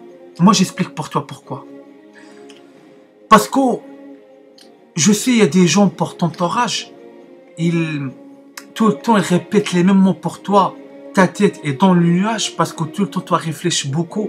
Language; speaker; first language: French; non-native, learner; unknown